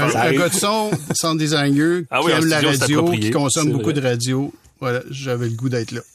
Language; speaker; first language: French; native; French